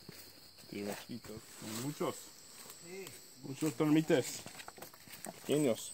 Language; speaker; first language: Spanish; non-native, learner; English